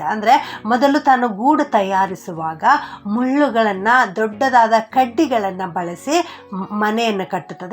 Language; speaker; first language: Kannada; native; Kannada